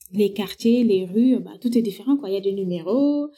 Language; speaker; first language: French; non-native, local second language; Wolof